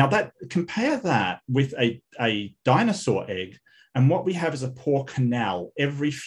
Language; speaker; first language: English; native; English